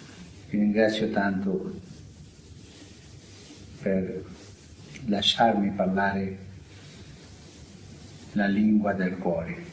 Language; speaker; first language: Italian; non-native, fluent; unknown